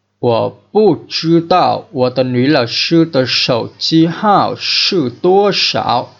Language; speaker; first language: Chinese; non-native, fluent; Vietnamese